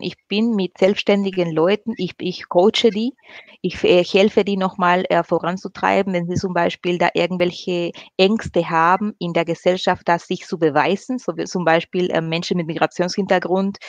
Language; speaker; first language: German; non-native, fluent; Spanish